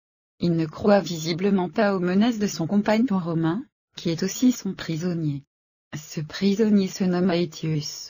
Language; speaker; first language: French; native; French